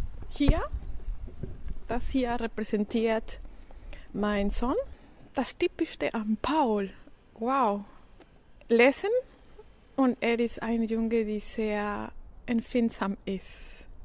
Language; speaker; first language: German; non-native, fluent; Spanish